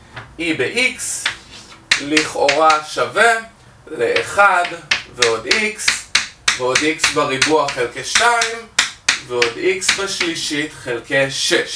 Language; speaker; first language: Hebrew; native; Hebrew